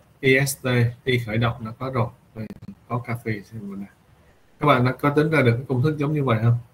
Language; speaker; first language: Vietnamese; native; Vietnamese